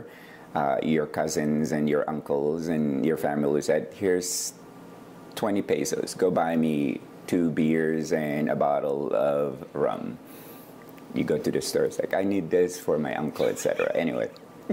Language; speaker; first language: English; non-native, local second language; Iloko